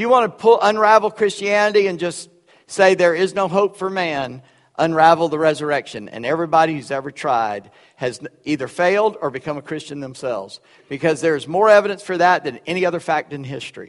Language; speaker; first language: English; early bilingual, other home language; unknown